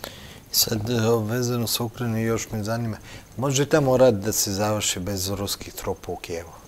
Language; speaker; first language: Croatian; native; Croatian